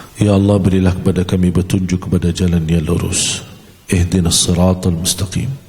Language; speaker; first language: Malay; non-native, fluent; Arabic